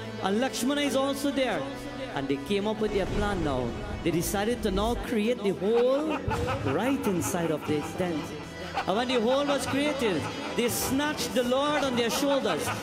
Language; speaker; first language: English; native; English